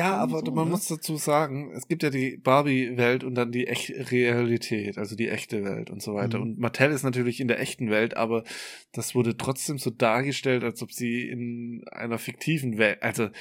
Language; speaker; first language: German; native; German